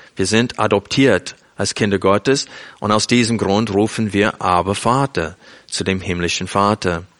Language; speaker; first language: German; non-native, fluent; English